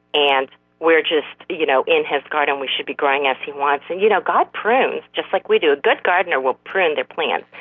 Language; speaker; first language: English; non-native, fluent; Korean